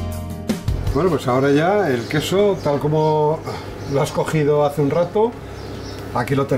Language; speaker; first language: Spanish; native; Spanish